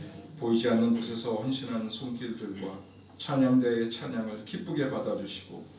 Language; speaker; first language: Korean; native; Korean